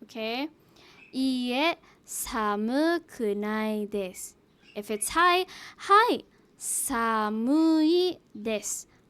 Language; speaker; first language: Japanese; non-native, fluent; Hiligaynon